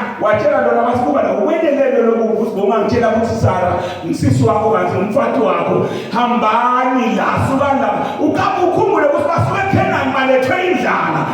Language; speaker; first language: Zulu; non-native, local second language; Swati